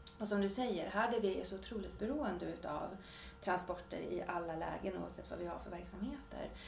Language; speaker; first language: Swedish; native; Swedish